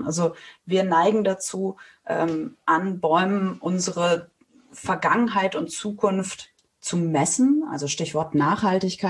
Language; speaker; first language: German; native; German